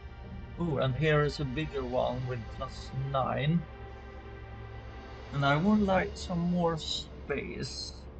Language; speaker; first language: English; non-native, fluent; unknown